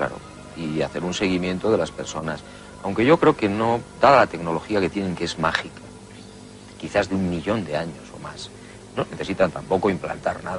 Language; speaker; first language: Spanish; native; Spanish